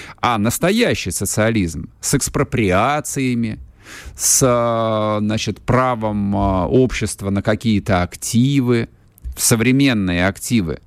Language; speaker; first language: Russian; native; Russian